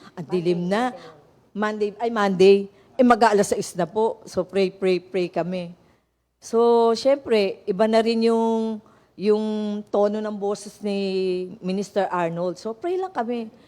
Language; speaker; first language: Filipino; native; Filipino